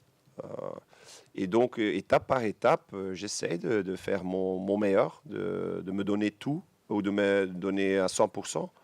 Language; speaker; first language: French; non-native, local second language; Dutch